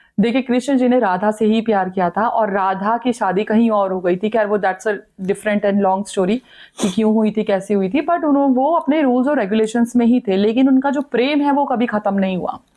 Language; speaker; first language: Hindi; native; Hindi